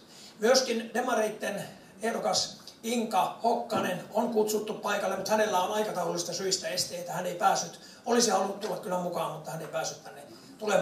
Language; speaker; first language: Finnish; native; Finnish